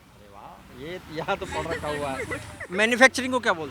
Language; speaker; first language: Hindi; native; Hindi